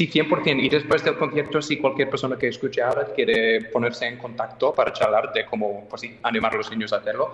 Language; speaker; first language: Spanish; non-native, fluent; English